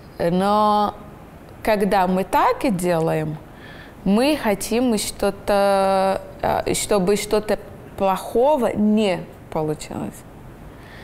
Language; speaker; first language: Russian; non-native, learner; Portuguese